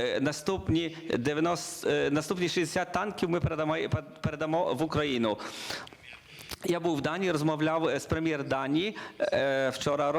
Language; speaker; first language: Ukrainian; non-native, learner; Polish